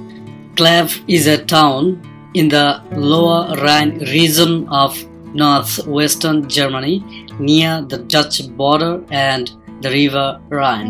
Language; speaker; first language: English; non-native, fluent; Bangla